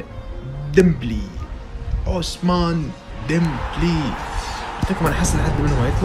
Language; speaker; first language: Arabic; native; Arabic